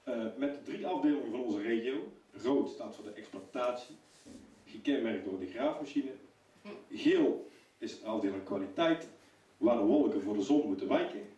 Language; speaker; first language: Dutch; native; Dutch